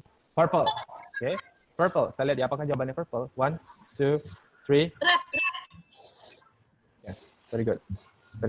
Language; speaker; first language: English; non-native, fluent; Indonesian